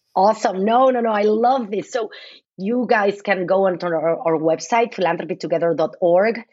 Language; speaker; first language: English; non-native, fluent; Spanish